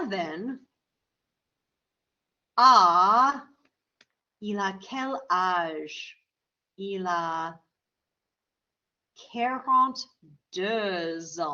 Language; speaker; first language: French; non-native, fluent; English